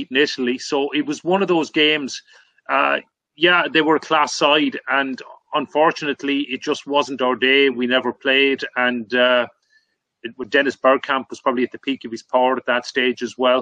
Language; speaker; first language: English; native; English